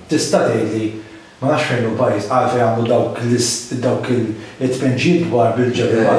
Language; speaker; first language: Maltese; native; Maltese